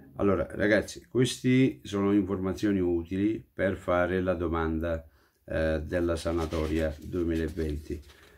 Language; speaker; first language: Italian; non-native, fluent; Urdu